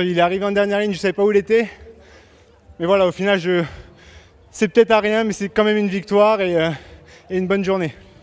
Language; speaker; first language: French; native; French